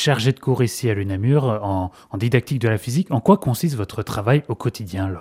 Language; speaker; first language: French; native; French